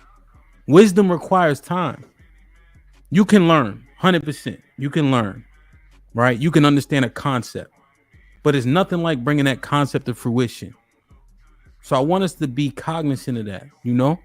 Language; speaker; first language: English; native; English